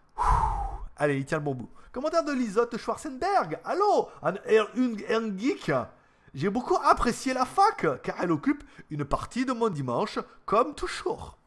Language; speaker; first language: French; native; French